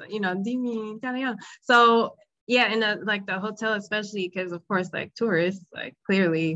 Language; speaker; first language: English; native; English